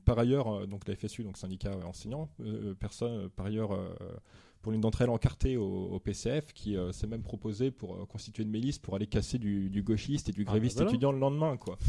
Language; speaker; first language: French; native; French